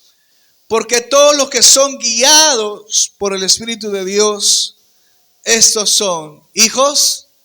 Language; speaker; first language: Spanish; native; Spanish